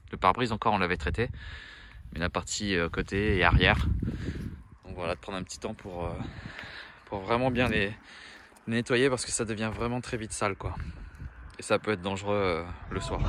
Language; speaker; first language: French; native; French